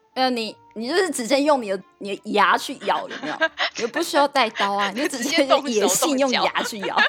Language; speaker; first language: Chinese; non-native, local second language; Min Nan Chinese